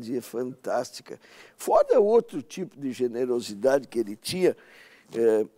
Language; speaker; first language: Portuguese; native; Portuguese